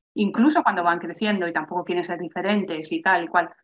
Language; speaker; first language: Spanish; native; Spanish